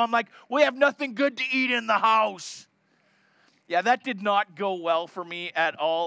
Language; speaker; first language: English; native; English